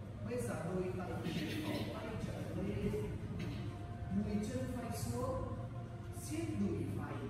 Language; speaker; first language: Vietnamese; non-native, learner; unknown